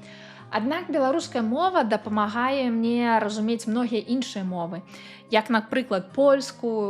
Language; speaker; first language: Belarusian; non-native, local second language; Russian